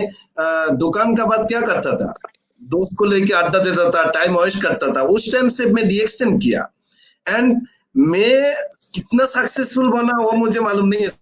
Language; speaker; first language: Hindi; non-native, fluent; Bangla